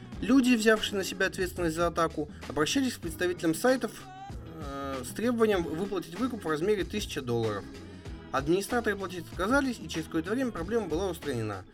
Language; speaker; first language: Russian; native; Russian